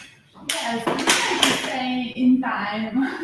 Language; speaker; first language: English; non-native, fluent; Italian